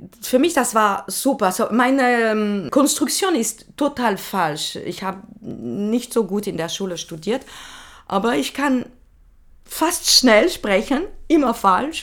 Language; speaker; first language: German; non-native, learner; French